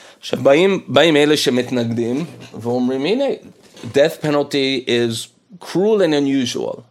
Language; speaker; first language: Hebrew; native; Hebrew